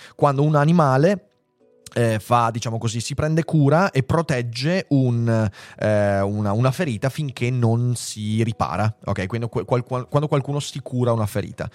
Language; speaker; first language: Italian; native; Italian